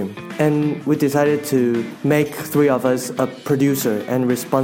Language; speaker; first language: English; non-native, fluent; Chinese